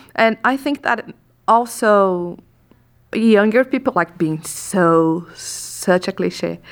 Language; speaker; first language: English; non-native, fluent; Portuguese